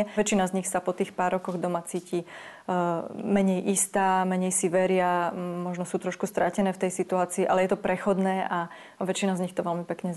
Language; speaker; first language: Slovak; native; Slovak